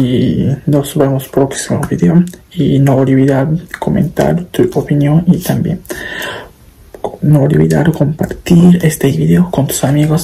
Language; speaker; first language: Spanish; non-native, learner; Japanese